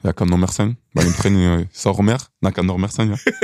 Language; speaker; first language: German; non-native, local second language; French